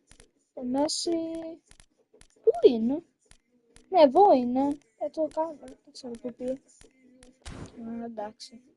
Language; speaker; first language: Greek; non-native, learner; Romanian